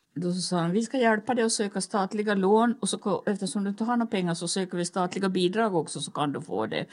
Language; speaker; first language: Swedish; native; Swedish